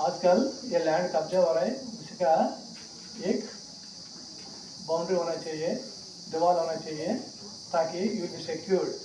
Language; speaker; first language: Hindi; non-native, local second language; Telugu